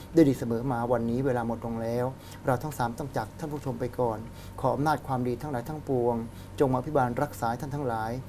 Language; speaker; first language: Thai; native; Thai